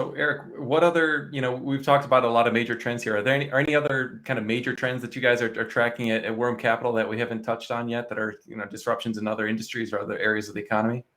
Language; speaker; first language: English; native; English